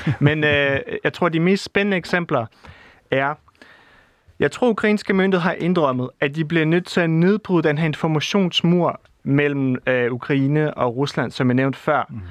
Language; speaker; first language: Danish; non-native, fluent; Russian